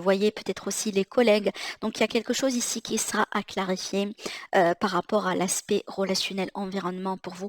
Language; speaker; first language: French; native; French